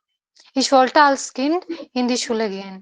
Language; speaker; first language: German; non-native, learner; Hindi